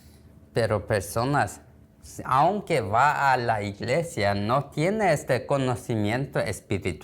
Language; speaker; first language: Spanish; non-native, learner; Korean